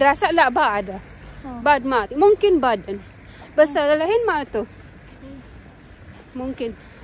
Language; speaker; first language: Arabic; non-native, learner; Filipino